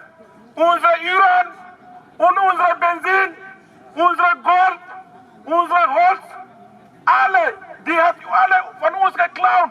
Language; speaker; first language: German; non-native, learner; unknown